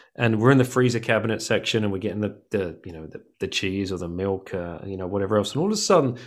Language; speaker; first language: English; native; English